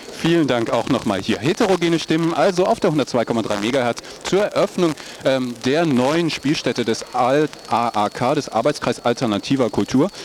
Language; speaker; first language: German; native; German